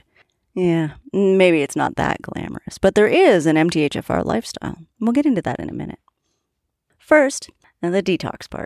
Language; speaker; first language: English; native; English